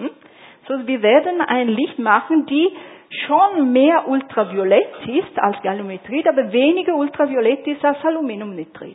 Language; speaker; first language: German; non-native, fluent; Italian